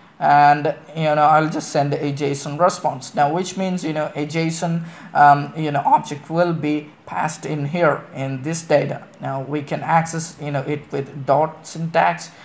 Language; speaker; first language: English; non-native, local second language; Malayalam